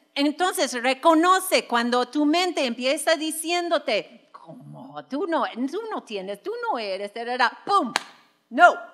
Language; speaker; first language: Spanish; non-native, fluent; English